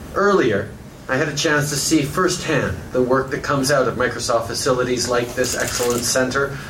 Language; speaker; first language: English; native; English